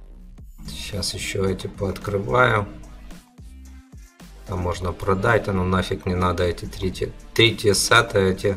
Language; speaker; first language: Russian; native; Russian